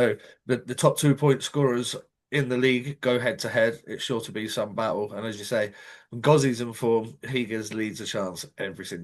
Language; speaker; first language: English; native; English